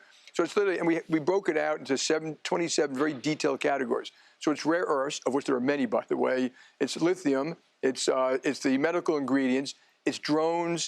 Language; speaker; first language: English; native; English